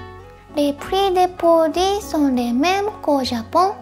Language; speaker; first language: French; non-native, fluent; Japanese